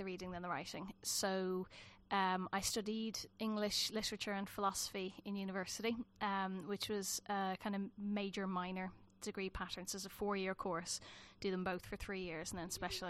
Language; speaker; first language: English; native; English